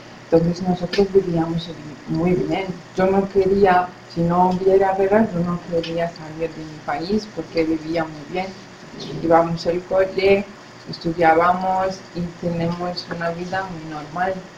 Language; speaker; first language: Spanish; non-native, learner; Arabic